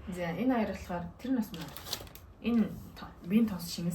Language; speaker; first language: Mongolian; native; Mongolian